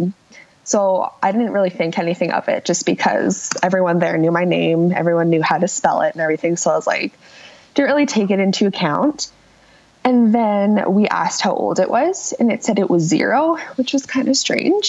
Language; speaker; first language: English; native; English